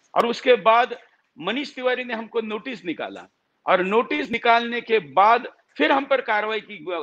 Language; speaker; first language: Hindi; non-native, local second language; Marathi